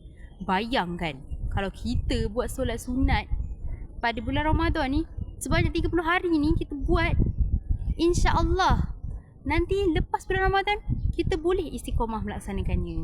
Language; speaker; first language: Malay; native; Malay